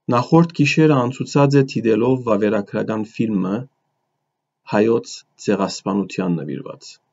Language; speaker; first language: Armenian; early bilingual, heritage; Armenian